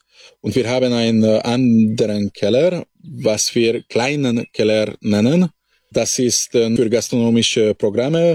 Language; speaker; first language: German; non-native, local second language; Hungarian